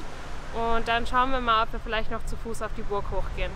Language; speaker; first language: German; native; German